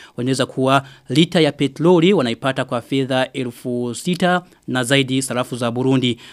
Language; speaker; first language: Swahili; non-native, local second language; Rundi